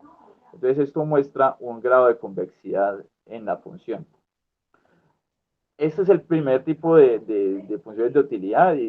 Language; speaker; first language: Spanish; native; Spanish